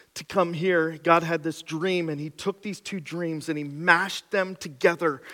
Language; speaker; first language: English; native; English